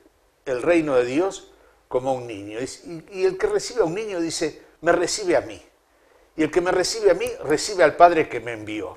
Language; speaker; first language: Spanish; native; Spanish